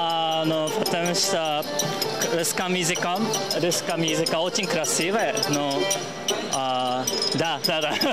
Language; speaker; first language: Russian; non-native, learner; Japanese